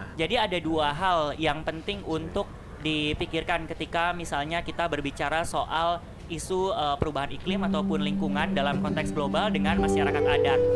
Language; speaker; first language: Indonesian; native; Indonesian